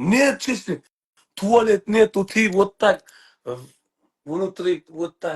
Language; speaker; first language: Russian; non-native, learner; Uzbek